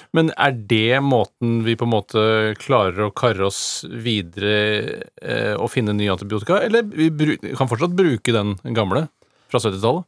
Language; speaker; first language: Norwegian; native; Norwegian